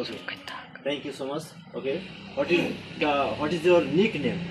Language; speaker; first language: English; non-native, learner; Bangla